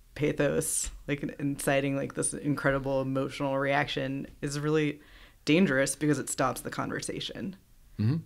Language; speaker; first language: English; native; English